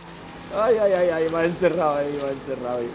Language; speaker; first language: Spanish; native; Spanish